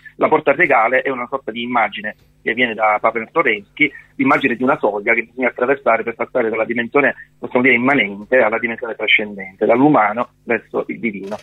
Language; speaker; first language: Italian; native; Italian